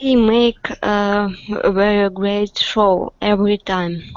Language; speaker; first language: English; non-native, learner; Russian